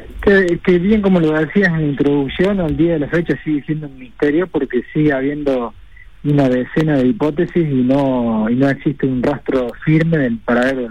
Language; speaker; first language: Spanish; native; Spanish